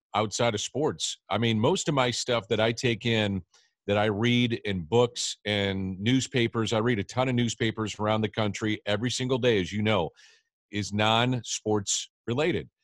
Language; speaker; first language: English; native; English